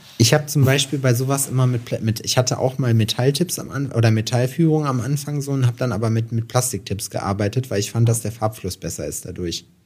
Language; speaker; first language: German; native; German